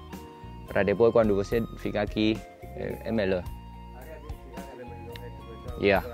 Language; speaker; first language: Portuguese; non-native, learner; Vietnamese